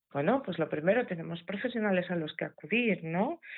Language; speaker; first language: Spanish; native; Spanish